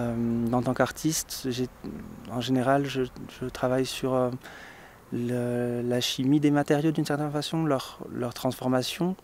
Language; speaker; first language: French; native; French